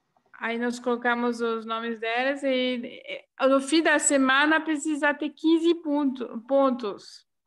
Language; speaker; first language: Portuguese; non-native, fluent; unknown